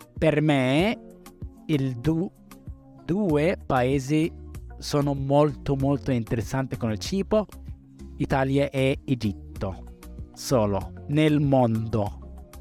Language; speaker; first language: Italian; non-native, learner; Arabic